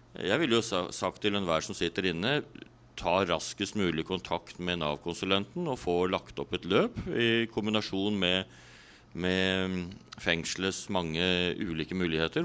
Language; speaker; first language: Norwegian; native; Norwegian